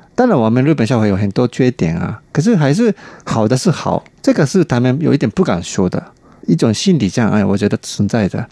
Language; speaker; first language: Chinese; non-native, fluent; Japanese